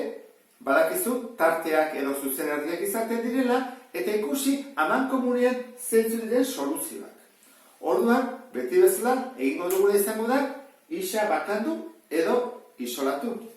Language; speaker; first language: Basque; native; Basque